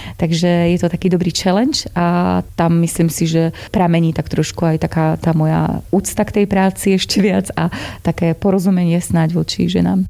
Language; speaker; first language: Slovak; native; Slovak